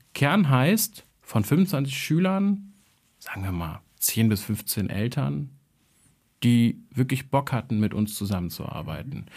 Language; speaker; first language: German; early bilingual, other home language; Albanian